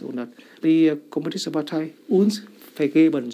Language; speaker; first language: German; non-native, learner; Vietnamese